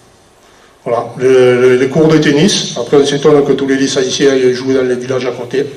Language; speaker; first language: French; native; French